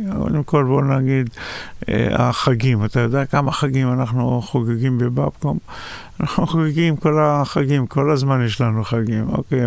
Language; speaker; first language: Hebrew; non-native, local second language; Arabic